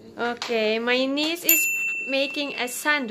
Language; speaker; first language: English; non-native, fluent; Filipino